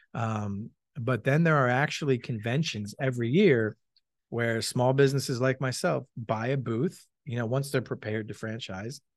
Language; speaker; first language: English; native; English